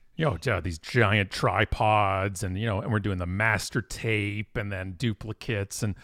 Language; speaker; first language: English; native; English